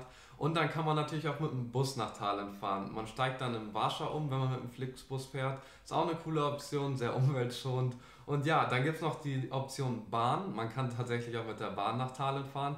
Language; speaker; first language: German; native; German